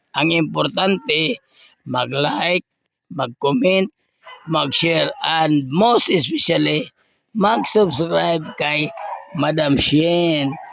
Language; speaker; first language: Filipino; non-native, local second language; Cebuano